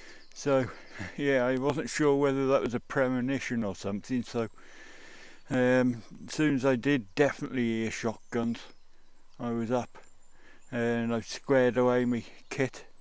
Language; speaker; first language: English; native; English